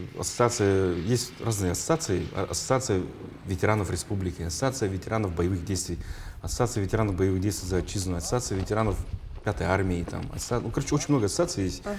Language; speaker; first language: Russian; non-native, local second language; Yakut